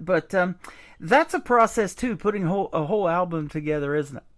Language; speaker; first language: English; native; English